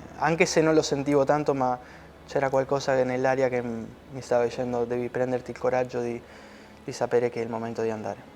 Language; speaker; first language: Italian; non-native, fluent; Spanish